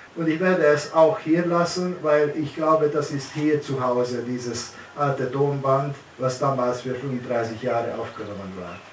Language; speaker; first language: German; early bilingual, heritage; German